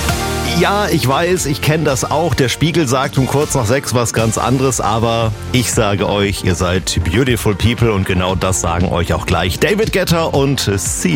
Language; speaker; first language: German; native; German